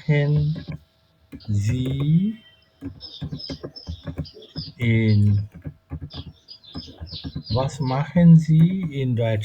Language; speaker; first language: German; non-native, fluent; Bangla